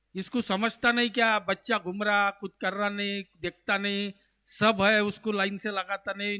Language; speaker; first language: Hindi; non-native, local second language; Marathi